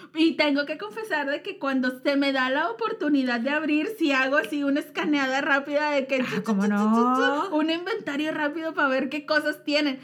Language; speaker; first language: Spanish; native; Spanish